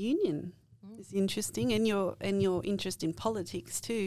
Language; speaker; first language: English; native; English